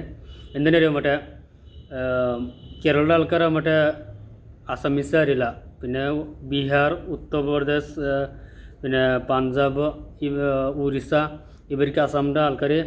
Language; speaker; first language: Malayalam; non-native, learner; Assamese